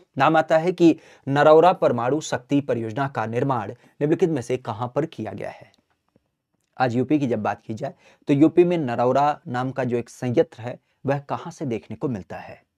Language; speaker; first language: Hindi; native; Hindi